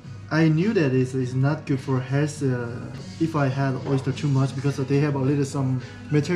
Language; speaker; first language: English; non-native, learner; Korean